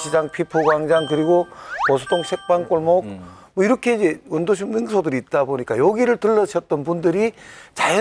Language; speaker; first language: Korean; native; Korean